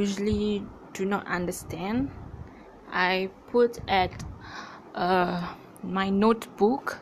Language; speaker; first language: English; non-native, learner; Malay